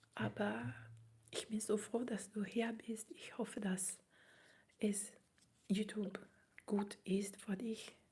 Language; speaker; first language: German; non-native, learner; Italian